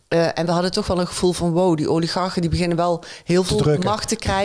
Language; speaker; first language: Dutch; native; Dutch